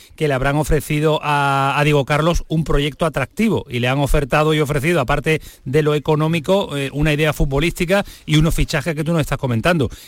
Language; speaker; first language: Spanish; non-native, fluent; English